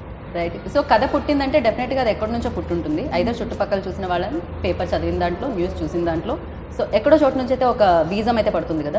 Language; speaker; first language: Telugu; native; Telugu